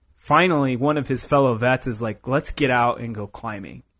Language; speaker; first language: English; native; English